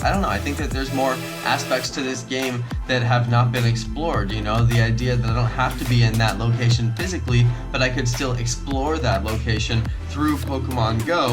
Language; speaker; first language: English; native; English